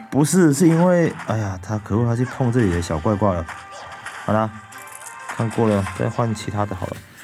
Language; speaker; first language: Chinese; native; Chinese